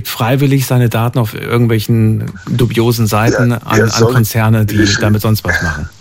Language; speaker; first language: German; native; German